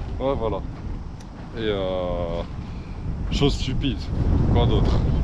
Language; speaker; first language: French; non-native, local second language; Arabic